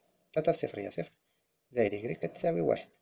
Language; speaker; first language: Arabic; native; Arabic